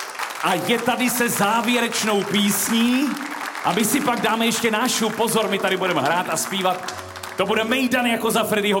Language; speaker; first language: Czech; native; Czech